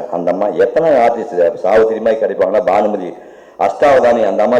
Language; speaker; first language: Tamil; native; Tamil